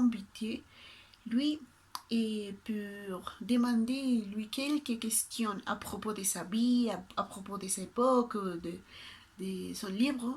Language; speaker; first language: French; non-native, learner; Spanish